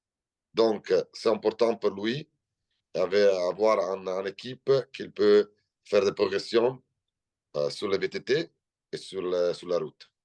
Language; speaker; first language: French; non-native, learner; Italian